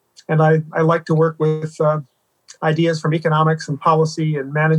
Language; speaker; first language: English; native; English